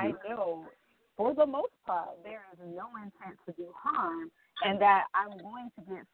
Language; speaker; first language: English; native; English